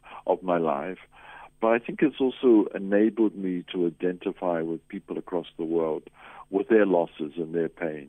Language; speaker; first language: English; native; English